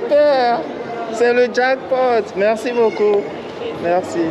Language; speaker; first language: French; non-native, fluent; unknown